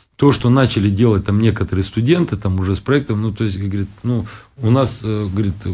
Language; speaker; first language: Russian; non-native, local second language; Romanian